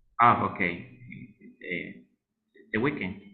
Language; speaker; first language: English; non-native, learner; Spanish